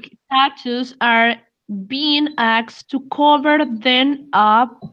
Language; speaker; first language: English; non-native, learner; Spanish